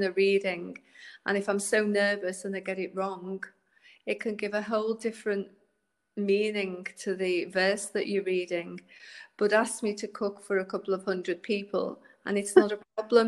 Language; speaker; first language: English; native; English